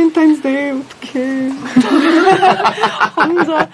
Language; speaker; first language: Korean; non-native, fluent; Russian